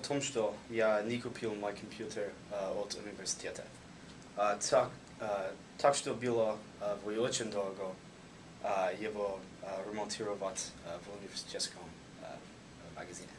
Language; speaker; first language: Russian; non-native, learner; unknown